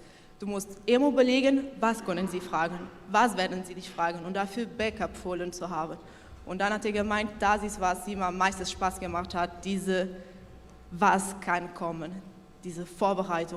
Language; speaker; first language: German; non-native, local second language; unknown